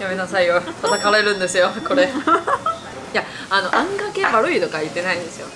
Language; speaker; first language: Japanese; non-native, fluent; Chinese